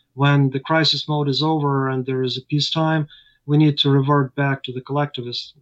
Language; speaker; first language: English; non-native, fluent; Ukrainian